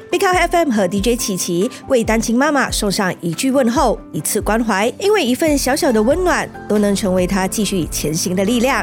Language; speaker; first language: Chinese; native; Chinese